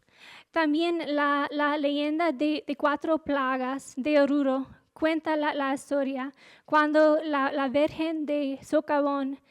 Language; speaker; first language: Spanish; non-native, fluent; English